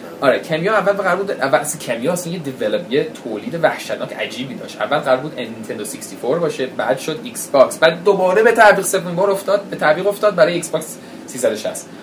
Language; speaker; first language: Persian; early bilingual, heritage; Persian